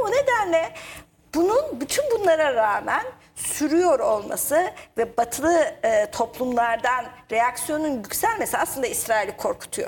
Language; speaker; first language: Turkish; native; Turkish